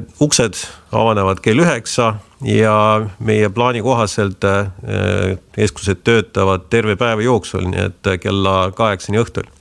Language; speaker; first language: Estonian; non-native, local second language; Russian